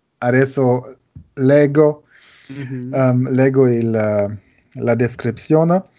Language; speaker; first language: Italian; non-native, learner; German